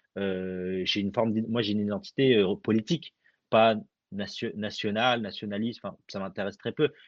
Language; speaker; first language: French; early bilingual, other home language; Arabic